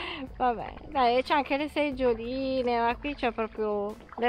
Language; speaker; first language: Italian; native; Italian